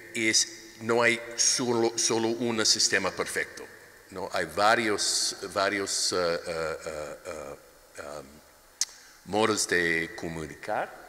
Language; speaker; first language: Spanish; non-native, learner; English